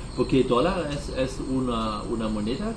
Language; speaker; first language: Spanish; non-native, learner; German